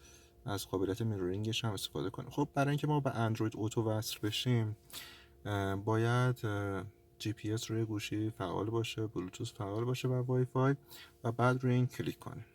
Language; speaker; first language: Persian; native; Persian